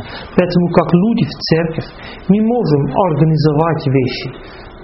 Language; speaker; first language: Russian; non-native, fluent; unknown